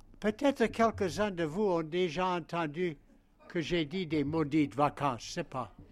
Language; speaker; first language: French; non-native, fluent; English